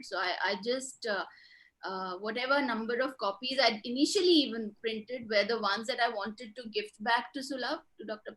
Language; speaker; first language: English; non-native, local second language; Hindi